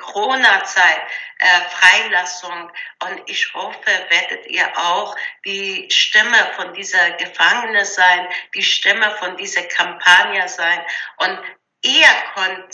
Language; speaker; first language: German; non-native, learner; Persian